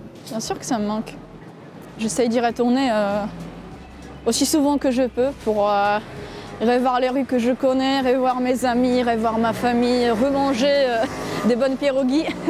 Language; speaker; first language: French; non-native, fluent; Polish